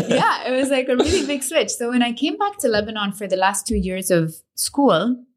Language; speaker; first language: English; early bilingual, other home language; Arabic